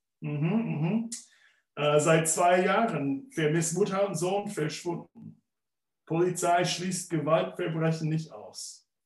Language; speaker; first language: German; non-native, fluent; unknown